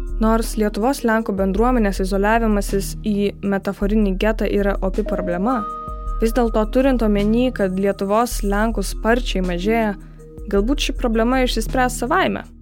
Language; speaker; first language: Lithuanian; non-native, local second language; Polish